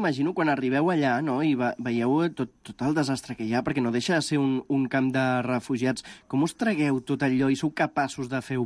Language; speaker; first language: Catalan; native; Catalan